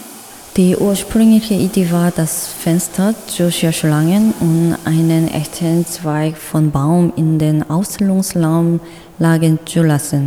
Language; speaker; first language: German; non-native, learner; Korean